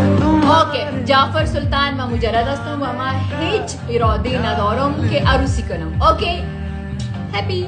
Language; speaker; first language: Persian; non-native, local second language; Pashto